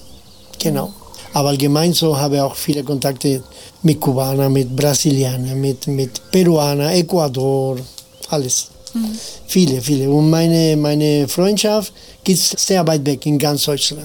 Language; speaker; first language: German; non-native, fluent; Spanish